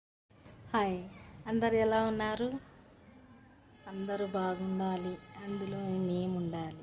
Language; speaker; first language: Telugu; native; Telugu